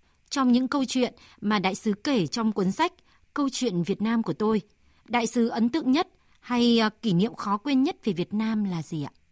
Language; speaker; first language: Vietnamese; native; Vietnamese